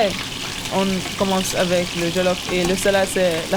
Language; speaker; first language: French; non-native, learner; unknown